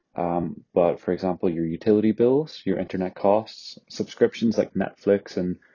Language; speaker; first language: English; native; English